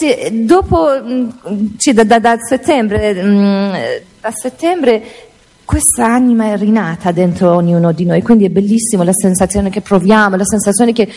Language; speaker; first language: Italian; non-native, fluent; Persian